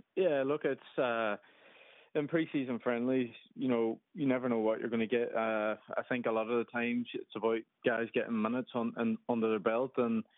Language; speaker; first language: English; native; English